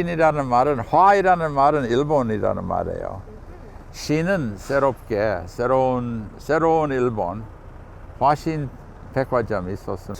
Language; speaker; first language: Korean; non-native, fluent; English